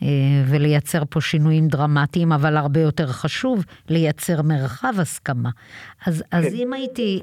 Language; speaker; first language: Hebrew; native; Hebrew